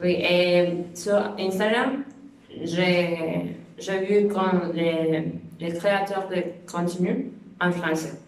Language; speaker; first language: French; non-native, learner; Spanish